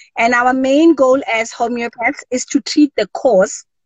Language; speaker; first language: English; non-native, local second language; Tswana